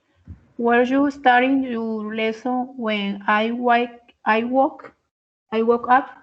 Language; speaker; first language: English; non-native, learner; Spanish